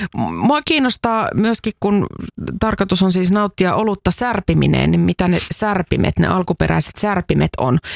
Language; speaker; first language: Finnish; native; Finnish